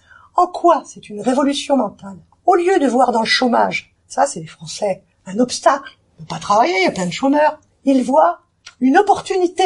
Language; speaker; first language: French; native; French